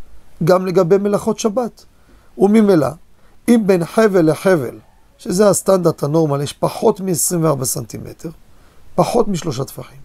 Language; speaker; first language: Hebrew; native; Hebrew